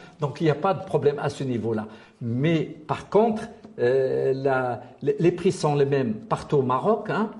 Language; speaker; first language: French; non-native, local second language; Arabic